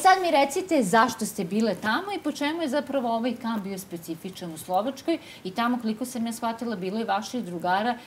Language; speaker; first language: Serbian; native; Serbian